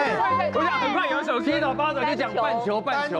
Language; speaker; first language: Chinese; native; Chinese